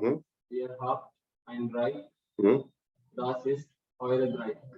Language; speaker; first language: German; non-native, learner; Hindi